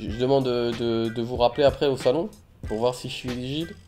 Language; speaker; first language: French; native; French